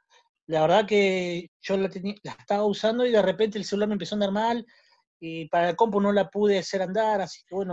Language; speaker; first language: Spanish; native; Spanish